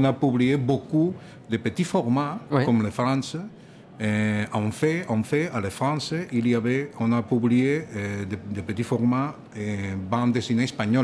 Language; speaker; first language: French; non-native, learner; Catalan